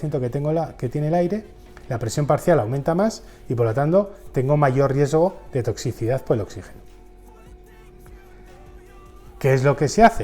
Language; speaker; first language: Spanish; native; Spanish